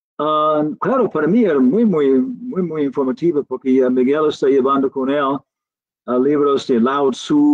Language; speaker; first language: Spanish; non-native, learner; English